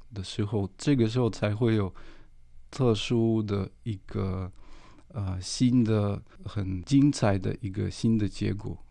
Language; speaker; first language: Chinese; non-native, fluent; Russian